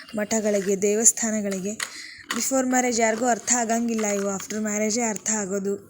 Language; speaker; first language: Kannada; native; Kannada